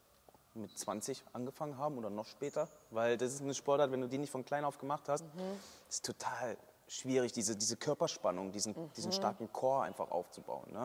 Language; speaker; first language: German; native; German